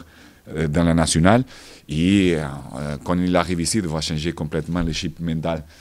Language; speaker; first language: French; non-native, fluent; Portuguese